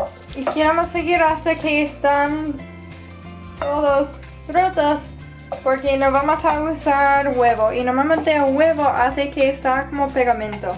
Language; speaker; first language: Spanish; non-native, fluent; English